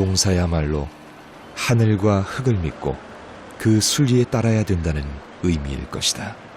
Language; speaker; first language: Korean; native; Korean